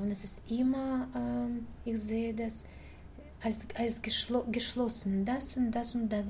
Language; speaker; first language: German; non-native, learner; Russian